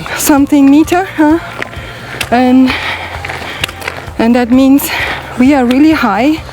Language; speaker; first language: English; non-native, learner; German